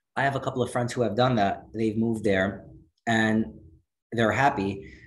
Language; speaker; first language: English; native; English